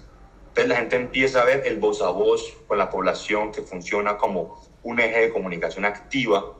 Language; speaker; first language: Spanish; native; Spanish